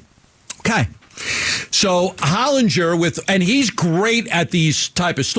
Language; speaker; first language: English; native; English